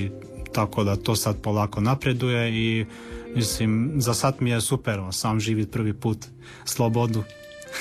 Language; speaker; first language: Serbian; early bilingual, heritage; Croatian